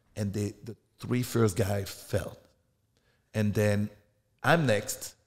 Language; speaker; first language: English; non-native, fluent; French